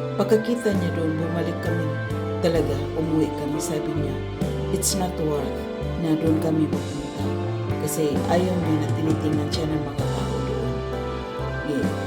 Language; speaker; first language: Filipino; non-native, local second language; Cebuano